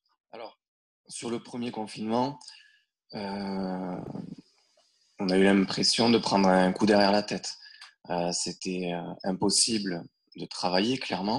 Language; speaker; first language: French; native; French